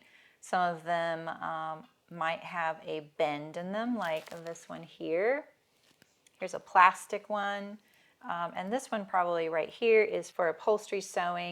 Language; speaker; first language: English; native; English